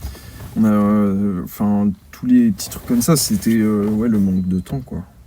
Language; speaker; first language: French; native; French